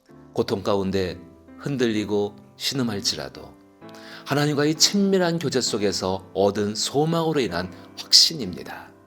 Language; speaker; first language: Korean; native; Korean